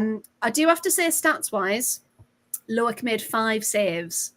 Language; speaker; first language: English; native; English